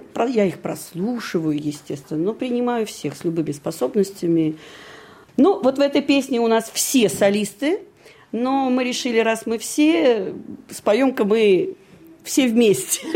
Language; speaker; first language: Russian; native; Russian